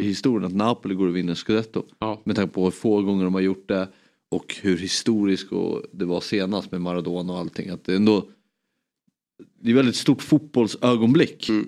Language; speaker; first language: Swedish; native; Swedish